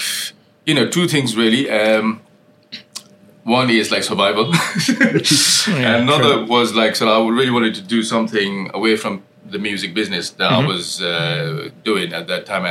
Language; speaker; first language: English; non-native, local second language; Nepali